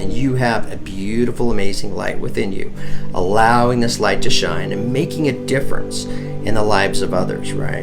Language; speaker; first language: English; native; English